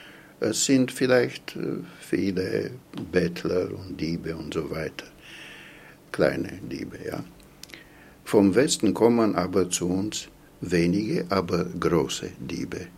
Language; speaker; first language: German; non-native, fluent; Romanian